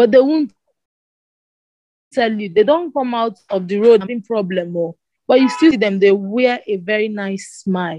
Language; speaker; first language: English; non-native, local second language; Igbo